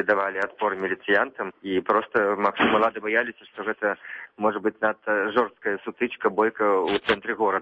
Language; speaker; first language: Belarusian; native; Belarusian